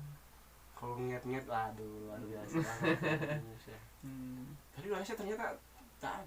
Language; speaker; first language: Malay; non-native, local second language; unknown